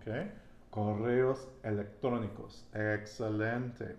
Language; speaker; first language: Spanish; non-native, learner; English